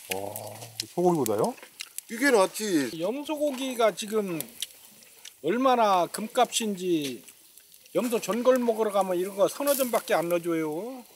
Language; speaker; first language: Korean; native; Korean